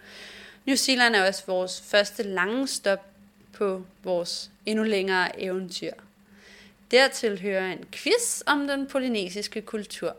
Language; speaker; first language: Danish; native; Danish